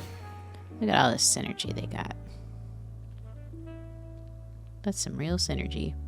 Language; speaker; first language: English; native; English